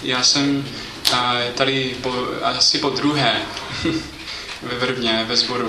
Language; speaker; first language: Czech; non-native, fluent; English